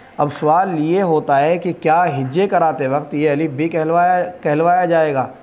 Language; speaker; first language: Urdu; native; Urdu